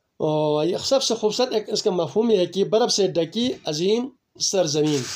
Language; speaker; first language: Urdu; non-native, local second language; Balti